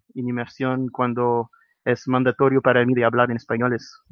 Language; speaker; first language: Spanish; non-native, learner; French